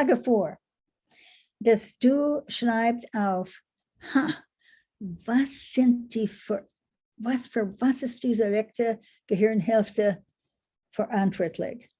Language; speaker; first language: German; non-native, learner; English